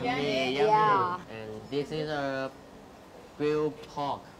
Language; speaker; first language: English; non-native, learner; Thai